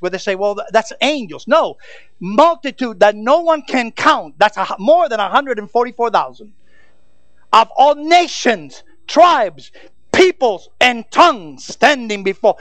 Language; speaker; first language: English; native; English